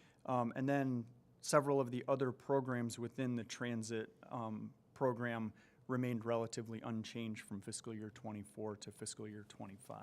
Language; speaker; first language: English; native; English